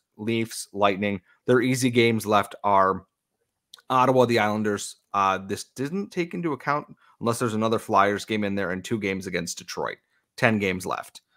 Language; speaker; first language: English; native; English